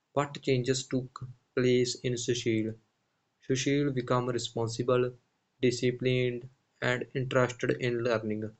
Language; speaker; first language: English; non-native, local second language; Punjabi